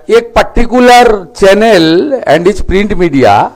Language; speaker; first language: Hindi; non-native, local second language; Bangla